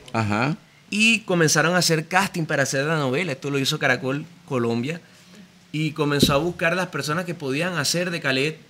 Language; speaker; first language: Spanish; native; Spanish